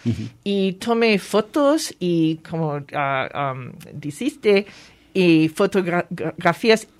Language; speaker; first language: Spanish; non-native, fluent; French